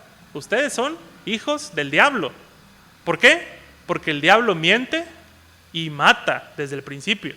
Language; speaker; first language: Spanish; native; Spanish